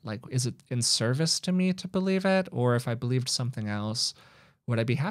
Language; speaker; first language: English; native; English